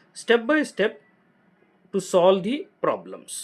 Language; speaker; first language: English; non-native, local second language; Kannada